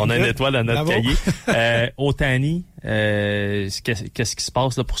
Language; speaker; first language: French; native; French